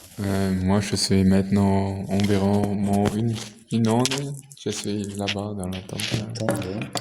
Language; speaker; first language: French; non-native, local second language; German